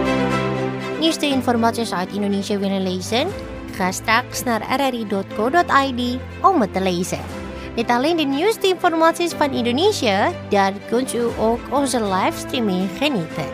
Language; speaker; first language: Dutch; non-native, fluent; Indonesian